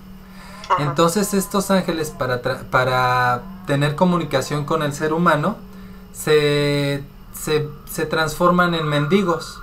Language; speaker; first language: Spanish; native; Spanish